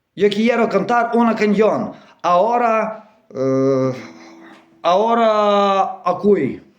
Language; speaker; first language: Spanish; non-native, learner; Ukrainian